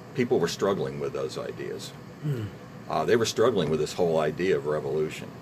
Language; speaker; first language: English; native; English